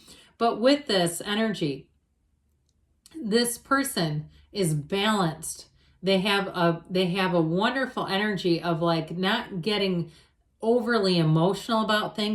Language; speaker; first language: English; native; English